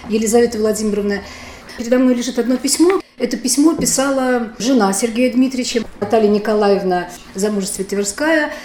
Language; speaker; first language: Russian; native; Russian